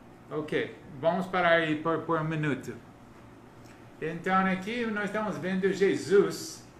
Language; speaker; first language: Portuguese; non-native, learner; English